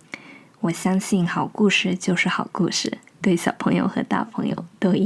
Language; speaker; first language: Chinese; early bilingual, heritage; English